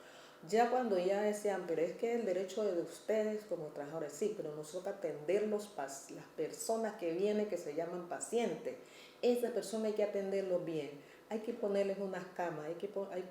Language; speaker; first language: Spanish; native; Spanish